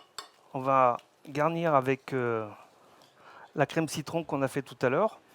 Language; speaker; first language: French; native; French